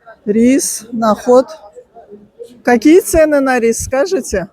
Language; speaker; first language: Russian; native; Russian